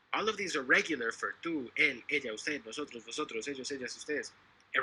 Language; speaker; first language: Spanish; non-native, fluent; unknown